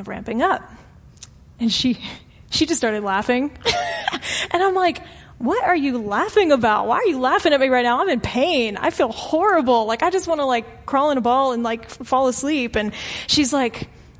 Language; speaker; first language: English; native; English